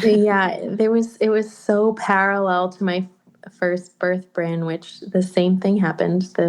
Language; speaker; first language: English; native; English